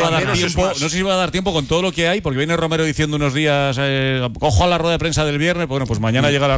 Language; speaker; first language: Spanish; native; Spanish